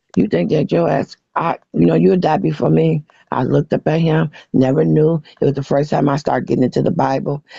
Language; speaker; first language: English; native; English